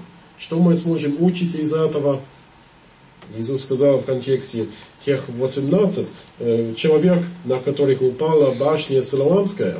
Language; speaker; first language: Russian; non-native, fluent; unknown